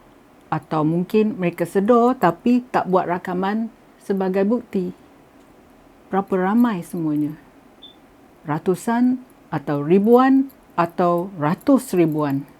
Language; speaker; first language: Malay; native; Malay